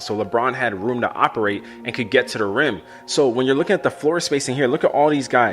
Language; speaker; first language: English; native; English